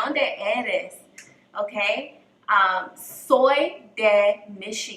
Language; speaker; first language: Spanish; non-native, fluent; English